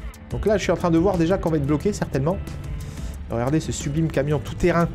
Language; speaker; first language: French; native; French